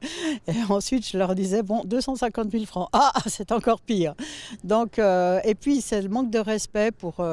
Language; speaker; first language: French; native; French